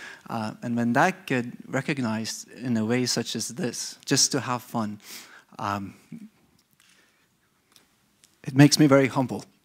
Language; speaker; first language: English; non-native, fluent; Norwegian